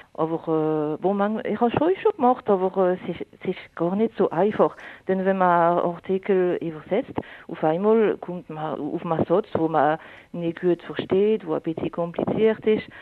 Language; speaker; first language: German; non-native, local second language; French